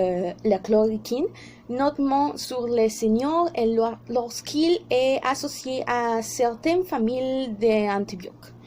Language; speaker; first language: French; non-native, learner; Spanish